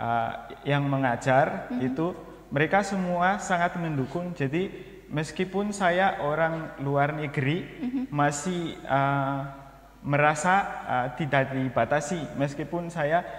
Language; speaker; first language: Indonesian; non-native, fluent; Malagasy